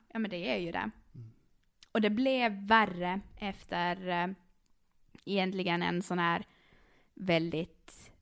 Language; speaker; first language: Swedish; native; Swedish